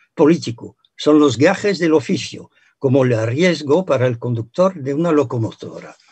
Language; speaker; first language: Spanish; non-native, fluent; French